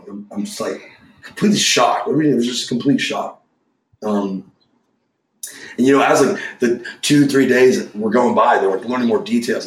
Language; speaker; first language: English; native; English